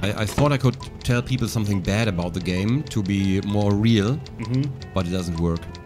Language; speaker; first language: English; non-native, fluent; German